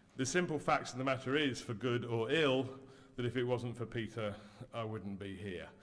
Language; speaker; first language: English; native; English